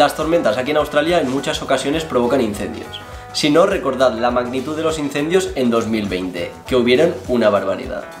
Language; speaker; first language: Spanish; native; Spanish